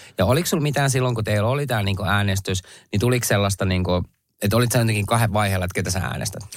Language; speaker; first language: Finnish; native; Finnish